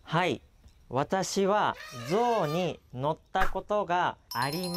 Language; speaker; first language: Japanese; non-native, learner; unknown